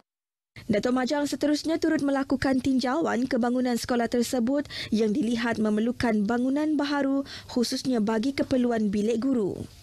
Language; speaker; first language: Malay; native; Malay